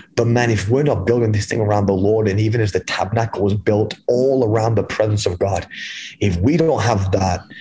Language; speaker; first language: English; native; English